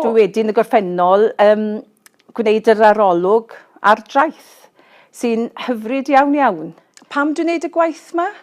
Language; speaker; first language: Welsh; native; Welsh